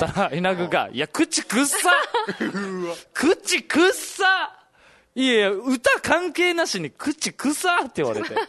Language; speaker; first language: Japanese; native; Japanese